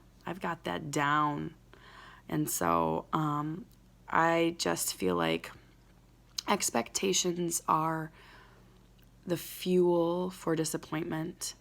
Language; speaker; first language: English; native; English